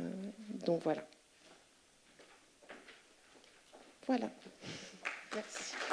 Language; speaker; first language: French; native; French